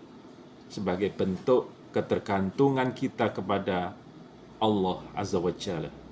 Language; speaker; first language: Indonesian; native; Indonesian